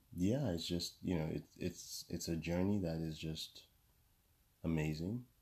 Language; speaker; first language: English; non-native, local second language; Yoruba